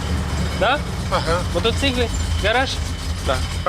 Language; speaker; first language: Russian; non-native, learner; French